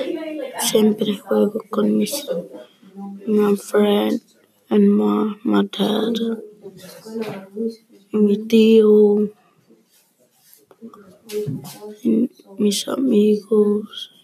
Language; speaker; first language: Spanish; early bilingual, heritage; Spanish